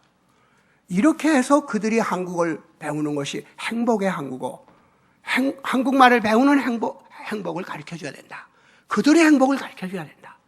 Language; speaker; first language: Korean; native; Korean